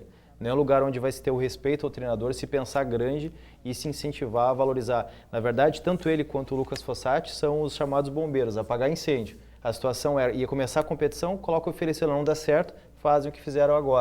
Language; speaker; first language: Portuguese; native; Portuguese